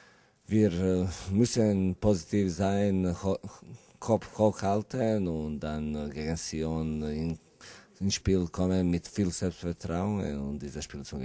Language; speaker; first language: German; non-native, learner; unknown